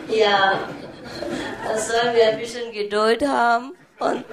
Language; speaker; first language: German; non-native, learner; Vietnamese